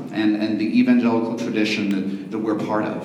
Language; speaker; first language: English; native; English